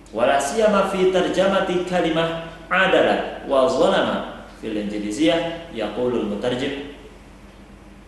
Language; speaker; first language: Arabic; non-native, fluent; Indonesian